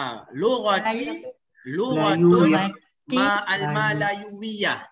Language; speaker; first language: Arabic; non-native, fluent; Malay